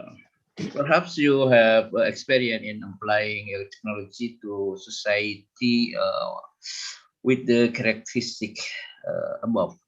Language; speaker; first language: English; non-native, fluent; Indonesian